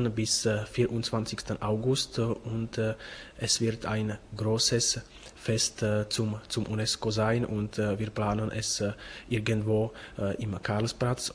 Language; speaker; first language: German; non-native, learner; Czech